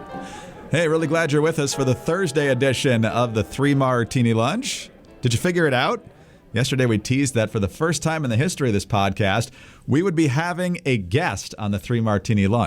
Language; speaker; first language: English; native; English